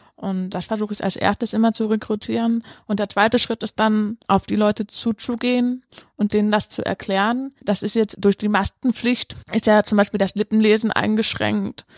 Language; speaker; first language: German; native; German